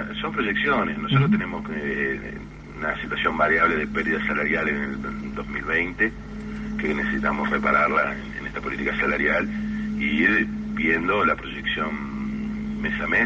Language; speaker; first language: Spanish; native; Spanish